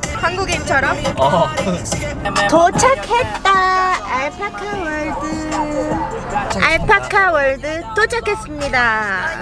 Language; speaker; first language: Korean; early bilingual, heritage; Korean